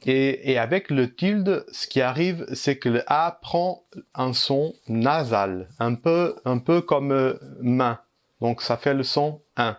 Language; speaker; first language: French; early bilingual, heritage; Portuguese